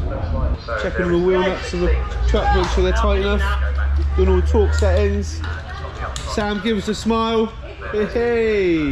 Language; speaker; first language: English; native; English